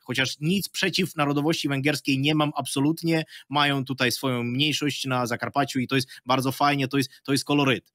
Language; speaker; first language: Polish; non-native, fluent; Ukrainian